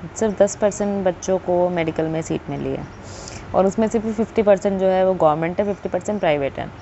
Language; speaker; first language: Hindi; native; Hindi